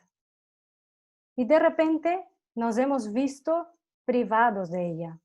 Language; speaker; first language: Spanish; non-native, fluent; Portuguese